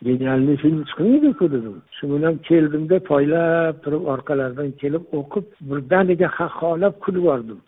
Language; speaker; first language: Uzbek; non-native, local second language; Tajik